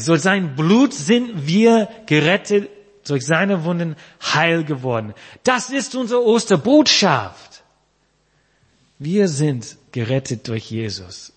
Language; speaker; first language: German; non-native, fluent; English